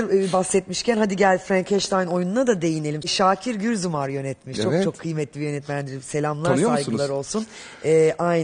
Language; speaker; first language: Turkish; native; Turkish